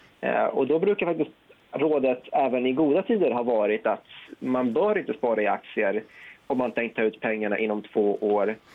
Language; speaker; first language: Swedish; native; Swedish